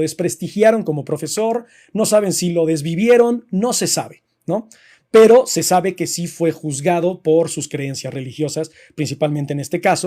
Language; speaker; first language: Spanish; native; Spanish